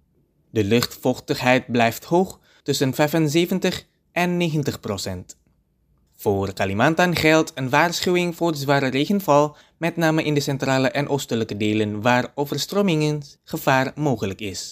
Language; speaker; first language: Dutch; non-native, fluent; Indonesian